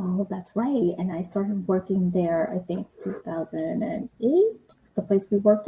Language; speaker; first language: English; native; English